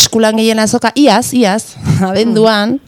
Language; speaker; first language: Basque; native; Basque